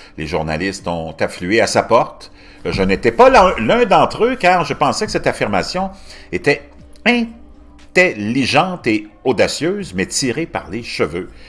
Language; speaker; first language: French; native; French